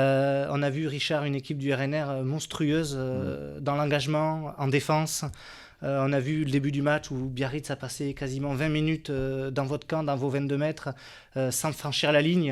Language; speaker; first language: French; native; French